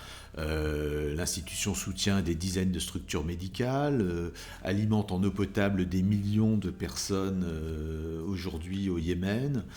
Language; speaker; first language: French; native; French